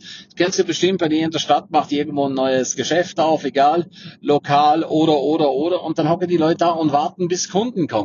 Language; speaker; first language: German; native; German